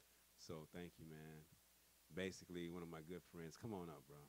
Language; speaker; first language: English; native; English